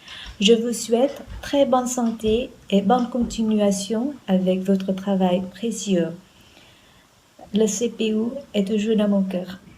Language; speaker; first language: French; non-native, fluent; Vietnamese